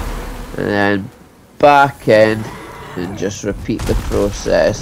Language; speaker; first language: English; native; English